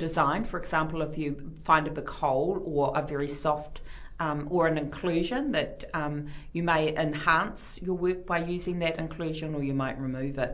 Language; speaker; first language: English; native; English